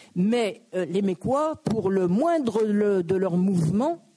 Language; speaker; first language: French; native; French